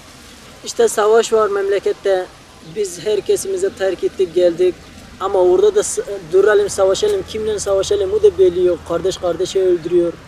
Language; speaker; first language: Turkish; non-native, fluent; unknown